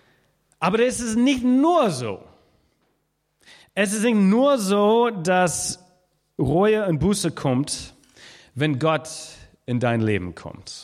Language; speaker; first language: German; non-native, fluent; English